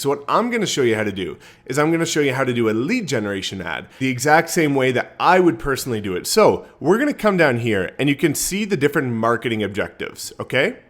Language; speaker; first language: English; native; English